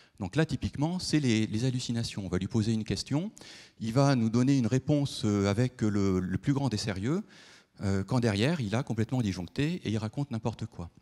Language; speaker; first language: French; native; French